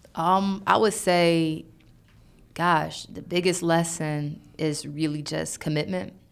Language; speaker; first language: English; native; English